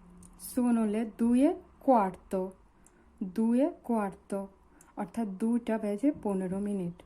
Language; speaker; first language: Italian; non-native, learner; Bangla